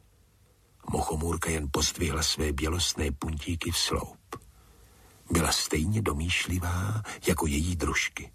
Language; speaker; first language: Czech; native; Czech